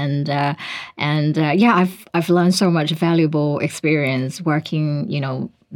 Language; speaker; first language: English; non-native, local second language; Cantonese